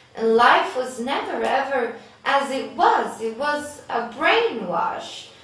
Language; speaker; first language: English; non-native, fluent; Swedish